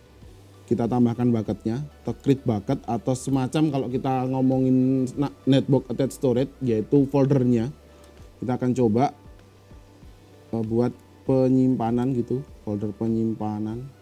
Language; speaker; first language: Indonesian; native; Indonesian